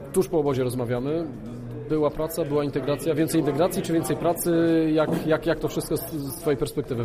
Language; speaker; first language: Polish; native; Polish